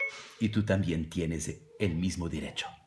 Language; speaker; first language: Spanish; non-native, learner; Portuguese